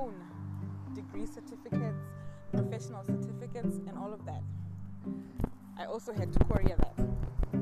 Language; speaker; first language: English; non-native, local second language; Shona